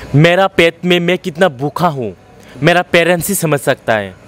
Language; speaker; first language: Hindi; non-native, local second language; Kok Borok